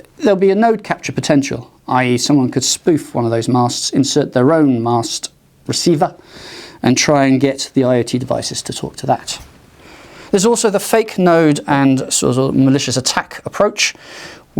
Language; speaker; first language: English; native; English